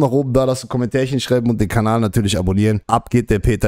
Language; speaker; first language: German; native; German